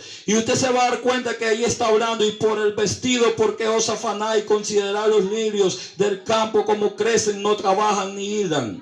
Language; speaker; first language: Spanish; native; Spanish